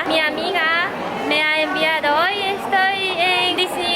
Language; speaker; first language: Spanish; non-native, learner; Japanese